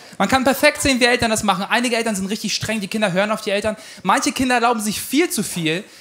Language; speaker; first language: German; early bilingual, other home language; Ukrainian